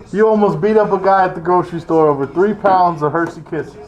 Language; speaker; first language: English; native; English